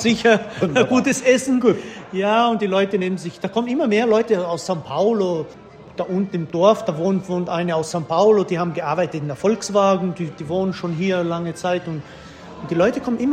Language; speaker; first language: German; early bilingual, heritage; German